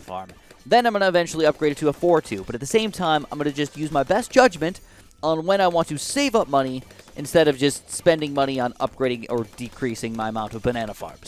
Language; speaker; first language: English; native; English